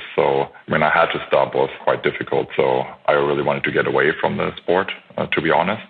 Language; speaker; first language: English; non-native, fluent; German